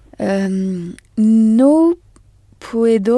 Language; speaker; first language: Spanish; non-native, learner; French